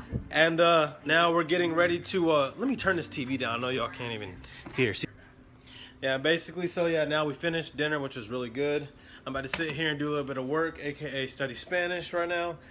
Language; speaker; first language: English; native; English